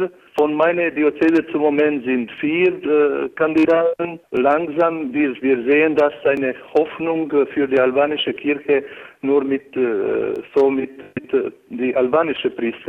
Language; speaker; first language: German; non-native, learner; Albanian